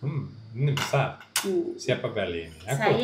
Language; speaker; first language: Indonesian; non-native, learner; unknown